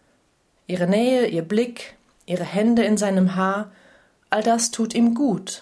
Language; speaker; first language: German; native; German